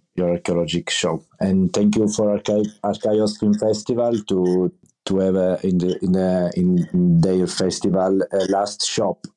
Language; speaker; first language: English; non-native, learner; Italian